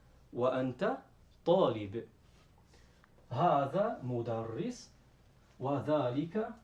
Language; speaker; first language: Arabic; non-native, fluent; Portuguese